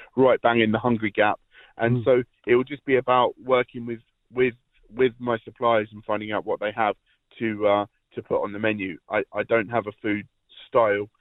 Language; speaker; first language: English; native; English